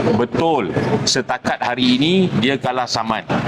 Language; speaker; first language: Malay; native; Malay